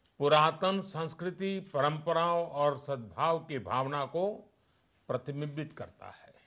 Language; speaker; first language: Hindi; non-native, local second language; Gujarati